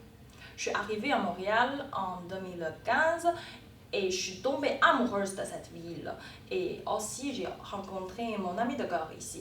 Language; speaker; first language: French; non-native, fluent; Chinese